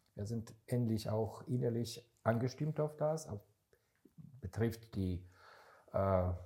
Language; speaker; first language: German; non-native, fluent; Hebrew